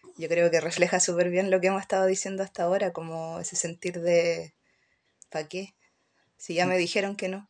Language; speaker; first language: Spanish; native; Spanish